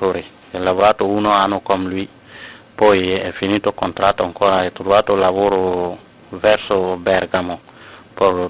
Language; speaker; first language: Italian; non-native, learner; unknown